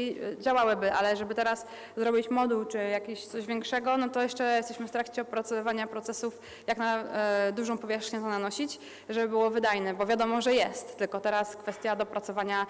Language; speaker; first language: Polish; native; Polish